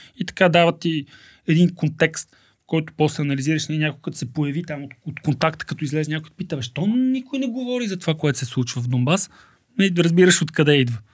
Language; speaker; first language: Bulgarian; native; Bulgarian